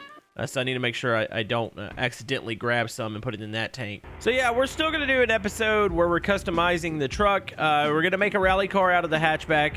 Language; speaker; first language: English; native; English